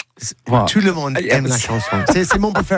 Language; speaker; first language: French; non-native, learner; English